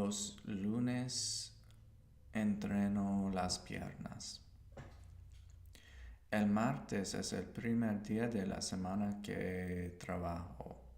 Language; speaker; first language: Spanish; non-native, learner; English